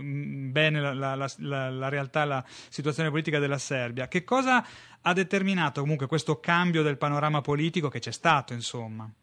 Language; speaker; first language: Italian; native; Italian